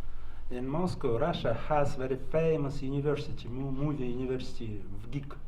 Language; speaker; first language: English; non-native, learner; Russian